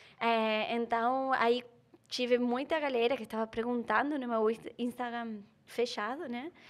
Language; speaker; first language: Portuguese; non-native, fluent; Spanish